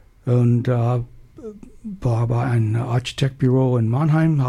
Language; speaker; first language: German; non-native, learner; English